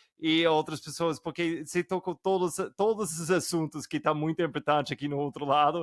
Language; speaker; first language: Portuguese; non-native, fluent; English